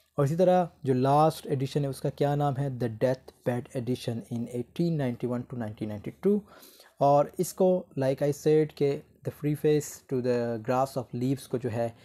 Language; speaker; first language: Urdu; native; Urdu